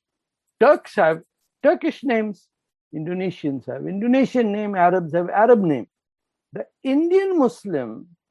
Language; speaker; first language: English; non-native, local second language; Urdu